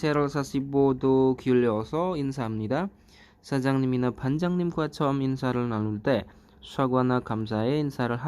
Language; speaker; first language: Korean; non-native, fluent; Indonesian